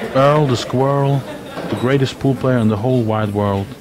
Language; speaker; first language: English; non-native, fluent; German